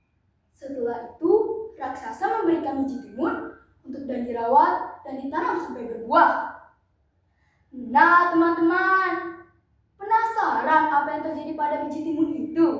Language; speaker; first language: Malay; non-native, local second language; Balinese